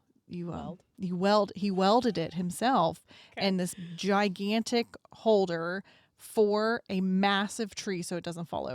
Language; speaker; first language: English; native; English